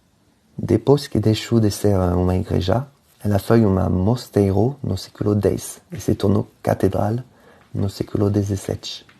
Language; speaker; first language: Portuguese; non-native, fluent; French